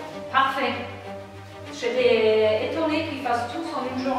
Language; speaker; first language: French; non-native, fluent; German